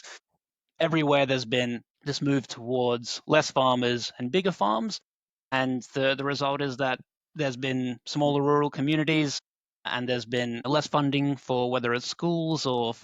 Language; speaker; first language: English; native; English